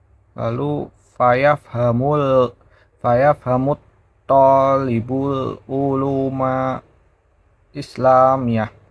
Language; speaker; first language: Arabic; non-native, learner; Indonesian